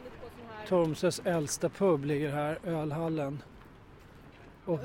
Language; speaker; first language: Swedish; native; Swedish